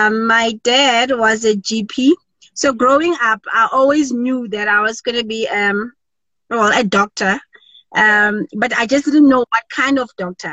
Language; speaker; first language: English; non-native, local second language; Tswana